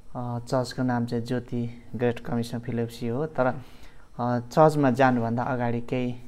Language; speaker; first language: Nepali; non-native, local second language; Limbu